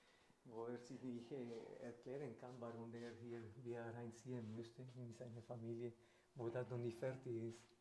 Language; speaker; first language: German; non-native, fluent; Spanish